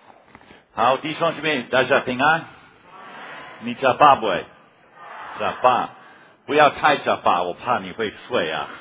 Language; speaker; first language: Chinese; non-native, fluent; English